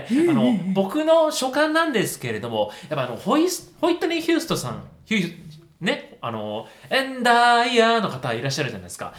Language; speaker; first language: Japanese; native; Japanese